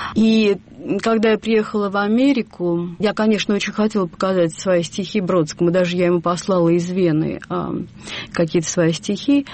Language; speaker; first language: Russian; native; Russian